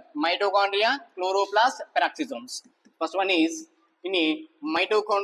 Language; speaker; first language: English; non-native, local second language; Telugu